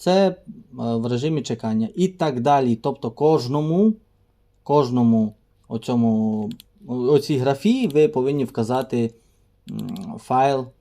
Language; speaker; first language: Ukrainian; native; Ukrainian